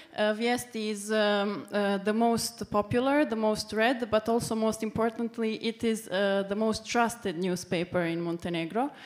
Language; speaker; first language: English; non-native, fluent; Serbian